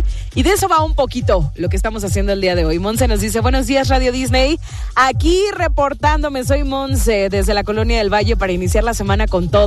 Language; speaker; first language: Spanish; native; Spanish